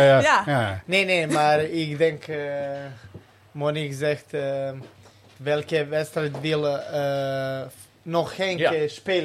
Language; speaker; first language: Dutch; non-native, learner; Serbian